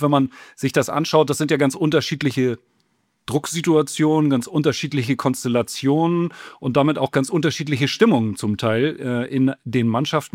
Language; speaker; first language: German; native; German